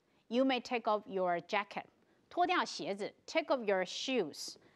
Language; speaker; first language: English; non-native, fluent; Chinese